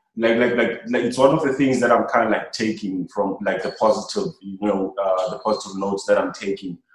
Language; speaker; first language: English; non-native, local second language; Xhosa